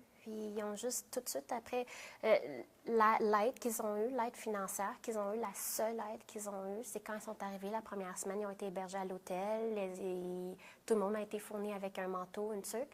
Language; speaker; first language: French; early bilingual, other home language; Vietnamese